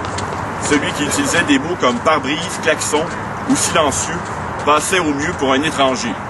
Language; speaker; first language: French; native; French